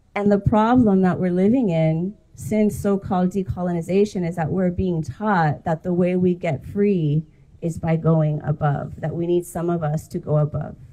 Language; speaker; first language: English; native; English